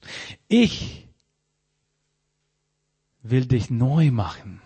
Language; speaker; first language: German; non-native, fluent; English